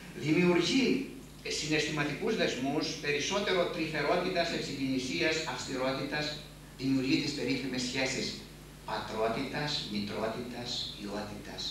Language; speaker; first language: Greek; native; Greek